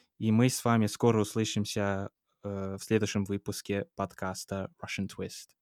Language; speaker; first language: Russian; non-native, fluent; English